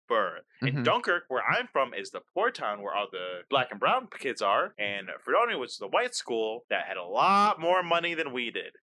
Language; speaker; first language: English; native; English